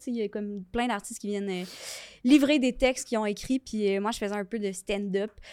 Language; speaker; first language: French; native; French